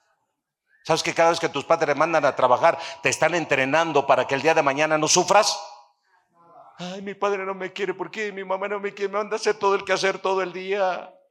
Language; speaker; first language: Spanish; native; Spanish